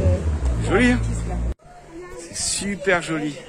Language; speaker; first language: French; native; French